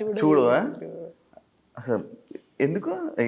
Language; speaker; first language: Telugu; native; Telugu